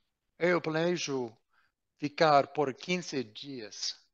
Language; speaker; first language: Portuguese; non-native, learner; English